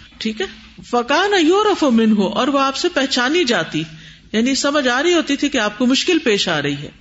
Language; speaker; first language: Urdu; native; Urdu